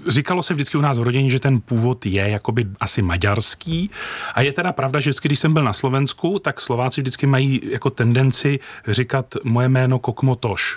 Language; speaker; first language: Czech; native; Czech